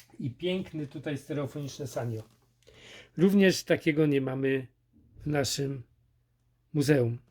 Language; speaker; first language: Polish; native; Polish